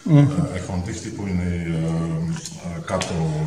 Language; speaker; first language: Greek; non-native, learner; Dutch